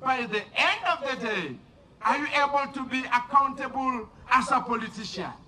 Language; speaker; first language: English; non-native, local second language; Swahili